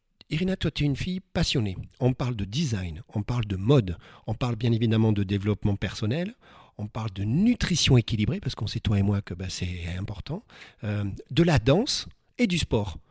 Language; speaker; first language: French; native; French